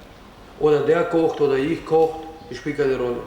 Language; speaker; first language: German; non-native, learner; Romany